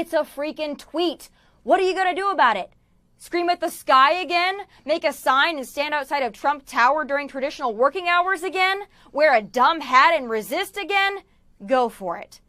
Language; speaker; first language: English; native; English